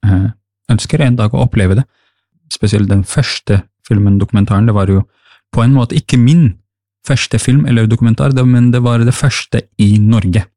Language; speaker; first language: Norwegian; non-native, fluent; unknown